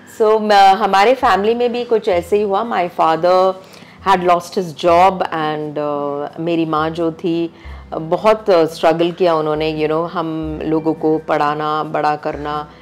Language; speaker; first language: Hindi; non-native, local second language; Tamil